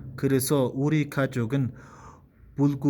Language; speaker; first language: Korean; non-native, fluent; Mongolian